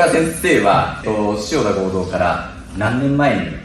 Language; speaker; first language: Japanese; native; Japanese